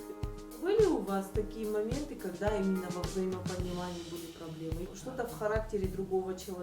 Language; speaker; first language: Russian; native; Russian